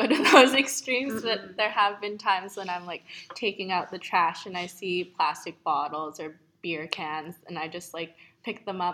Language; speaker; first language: English; native; English